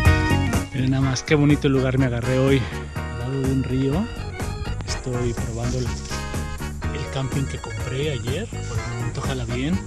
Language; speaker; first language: Spanish; native; Spanish